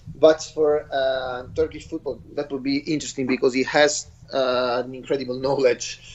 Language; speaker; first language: English; non-native, fluent; Italian